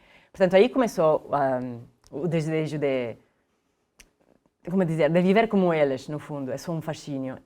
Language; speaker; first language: Portuguese; non-native, fluent; Italian